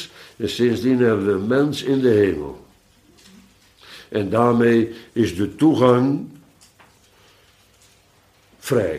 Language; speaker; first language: Dutch; native; Dutch